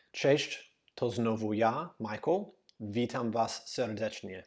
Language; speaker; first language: Polish; non-native, learner; English